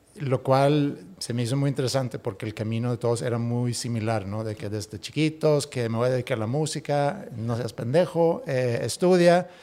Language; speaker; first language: Spanish; non-native, fluent; Swedish